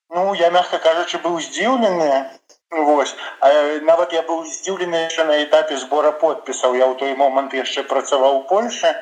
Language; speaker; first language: Belarusian; non-native, local second language; Russian